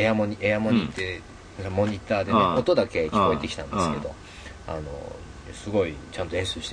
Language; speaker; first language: Japanese; native; Japanese